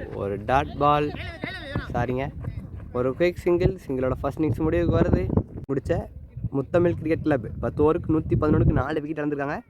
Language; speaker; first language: Tamil; native; Tamil